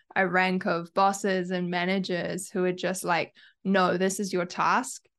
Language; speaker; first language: English; native; English